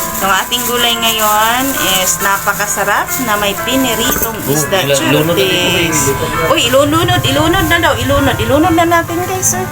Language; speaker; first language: Filipino; non-native, local second language; Cebuano